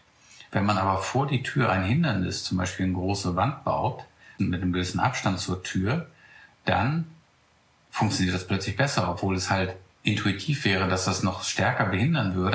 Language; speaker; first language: German; native; German